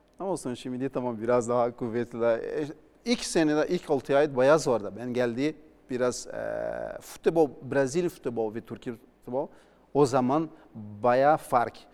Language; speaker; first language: Turkish; non-native, learner; Portuguese